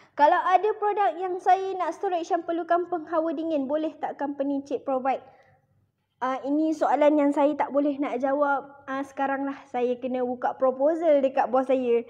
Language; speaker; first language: Malay; native; Malay